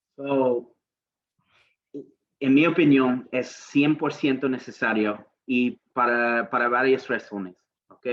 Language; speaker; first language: Spanish; non-native, learner; English